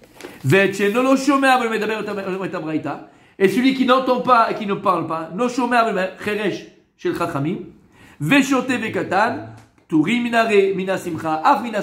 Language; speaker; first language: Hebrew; non-native, fluent; French